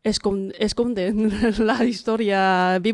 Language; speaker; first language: Spanish; non-native, fluent; Chinese